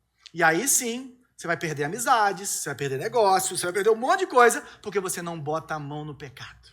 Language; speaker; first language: Portuguese; native; Portuguese